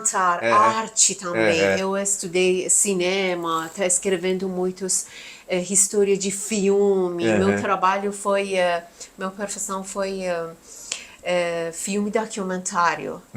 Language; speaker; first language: Portuguese; non-native, learner; Persian